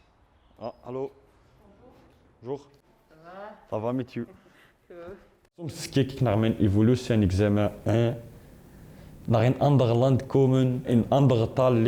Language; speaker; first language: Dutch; non-native, fluent; Arabic